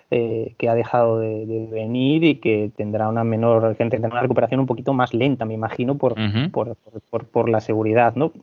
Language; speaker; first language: Spanish; native; Spanish